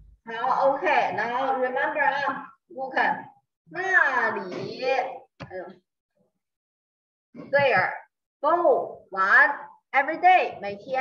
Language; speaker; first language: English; non-native, learner; Chinese